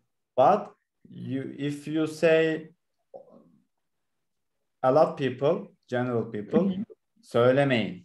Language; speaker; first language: English; non-native, learner; Turkish